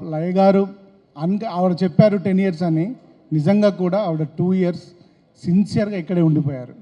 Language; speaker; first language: Telugu; native; Telugu